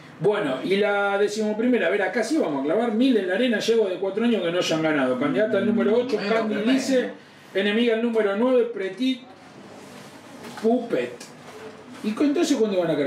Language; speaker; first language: Spanish; native; Spanish